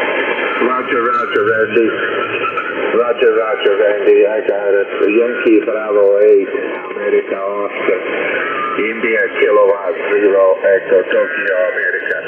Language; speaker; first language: English; non-native, fluent; Italian